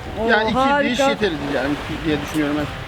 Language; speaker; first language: Turkish; native; Turkish